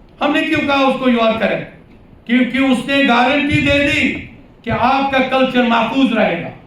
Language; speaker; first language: Urdu; non-native, local second language; Kashmiri